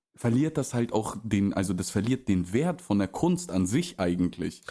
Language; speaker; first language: German; early bilingual, other home language; Russian